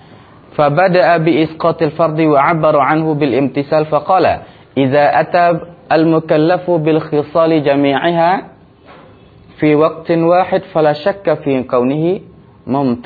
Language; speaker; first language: Arabic; non-native, fluent; Indonesian